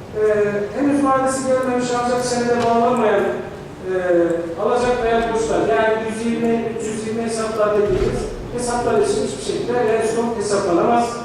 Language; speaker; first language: Turkish; native; Turkish